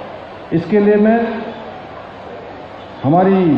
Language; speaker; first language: Hindi; native; Hindi